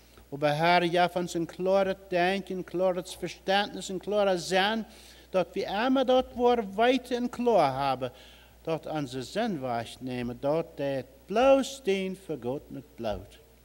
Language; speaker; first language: German; early bilingual, heritage; German